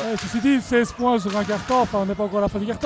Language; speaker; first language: French; native; French